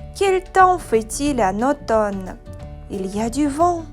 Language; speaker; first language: French; non-native, fluent; Russian